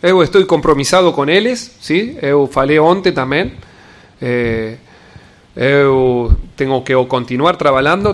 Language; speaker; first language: Portuguese; non-native, learner; Spanish